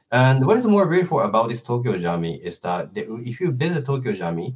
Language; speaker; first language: English; non-native, fluent; Japanese